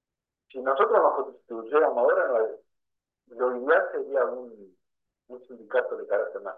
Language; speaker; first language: Spanish; native; Spanish